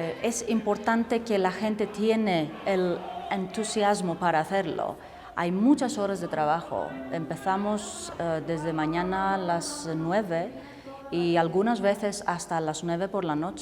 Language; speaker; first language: Spanish; non-native, fluent; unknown